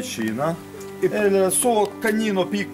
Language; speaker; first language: Italian; non-native, learner; Ukrainian